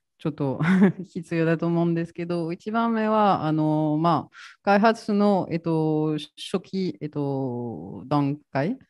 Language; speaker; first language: Japanese; non-native, fluent; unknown